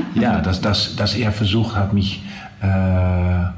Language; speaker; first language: German; non-native, learner; Dutch